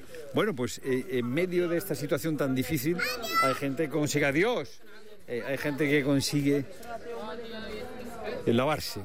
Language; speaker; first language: Spanish; native; Spanish